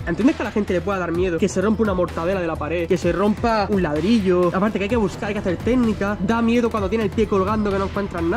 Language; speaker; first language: Spanish; native; Spanish